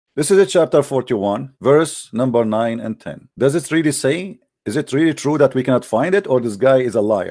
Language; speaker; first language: English; non-native, fluent; Arabic